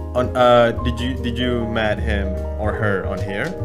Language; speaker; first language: English; non-native, fluent; Indonesian